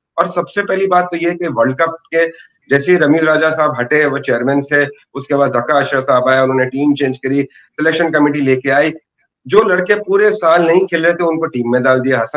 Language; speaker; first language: Urdu; native; Urdu